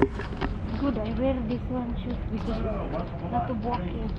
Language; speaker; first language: English; non-native, local second language; Filipino